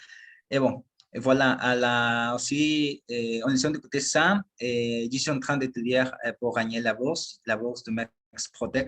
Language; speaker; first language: French; non-native, learner; Spanish